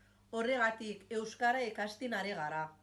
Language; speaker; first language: Basque; non-native, learner; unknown